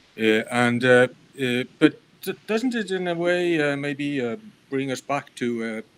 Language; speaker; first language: English; non-native, fluent; Icelandic